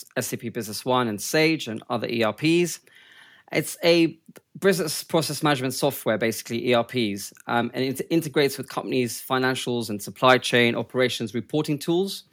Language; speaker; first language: English; early bilingual, other home language; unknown